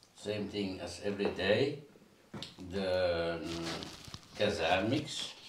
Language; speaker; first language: English; non-native, learner; Dutch